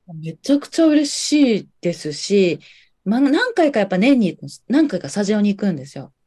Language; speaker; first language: Japanese; native; Japanese